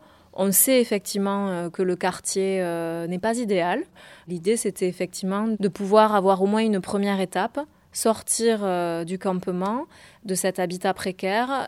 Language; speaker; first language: French; native; French